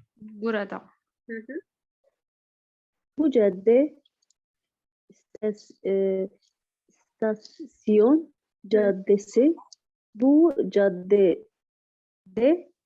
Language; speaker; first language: Turkish; non-native, learner; Arabic